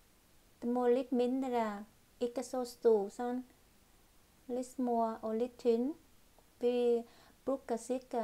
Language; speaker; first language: Norwegian; non-native, learner; Vietnamese